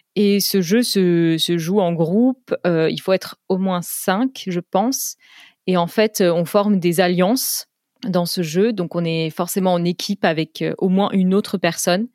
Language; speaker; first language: French; native; French